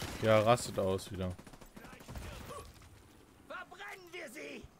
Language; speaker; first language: German; native; German